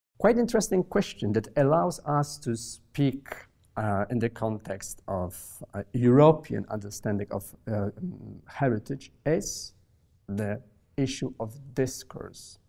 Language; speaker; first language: English; non-native, fluent; Polish